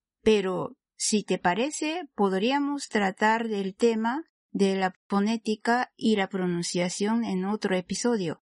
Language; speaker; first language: Spanish; non-native, fluent; Japanese